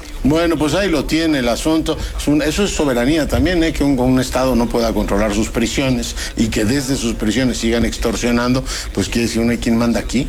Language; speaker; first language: Spanish; native; Spanish